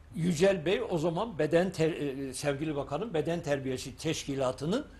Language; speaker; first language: Turkish; native; Turkish